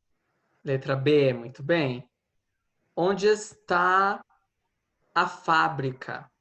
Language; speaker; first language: Portuguese; non-native, fluent; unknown